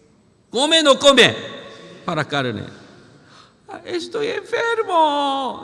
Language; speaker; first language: Spanish; non-native, learner; Korean